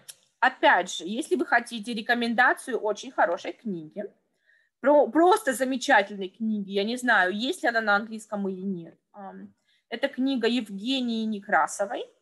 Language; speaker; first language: Russian; native; Russian